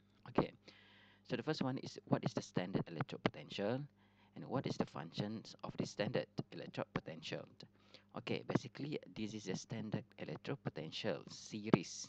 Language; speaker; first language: English; non-native, local second language; Malay